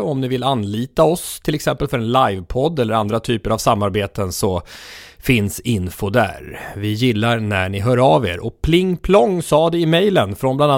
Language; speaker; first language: Swedish; native; Swedish